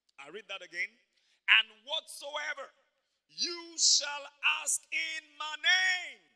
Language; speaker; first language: English; non-native, local second language; Yoruba